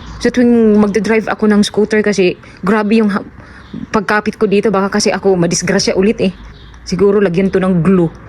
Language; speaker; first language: Filipino; non-native, local second language; Cebuano